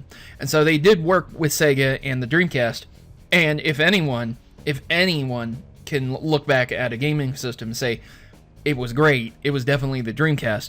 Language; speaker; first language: English; native; English